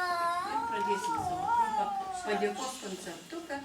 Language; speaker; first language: Lithuanian; native; Lithuanian